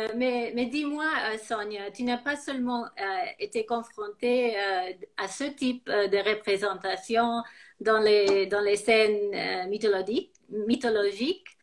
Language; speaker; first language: French; non-native, fluent; English